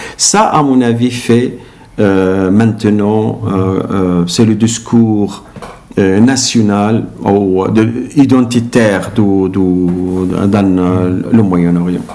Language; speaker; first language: French; non-native, learner; Arabic